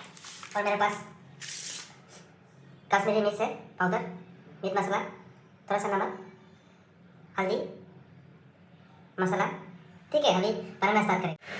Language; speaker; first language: Hindi; non-native, local second language; Manipuri